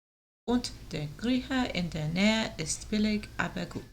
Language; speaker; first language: German; non-native, learner; English